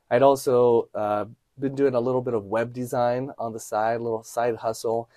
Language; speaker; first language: English; native; English